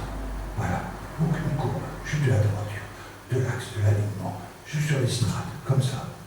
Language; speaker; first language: French; native; French